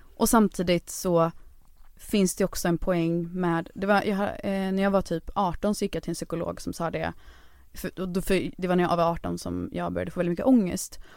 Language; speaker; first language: Swedish; native; Swedish